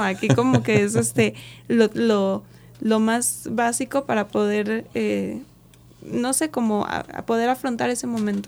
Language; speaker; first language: Spanish; native; Spanish